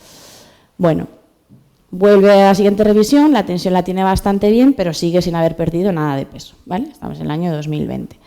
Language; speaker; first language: Spanish; native; Spanish